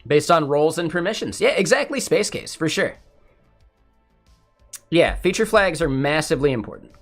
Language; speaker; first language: English; native; English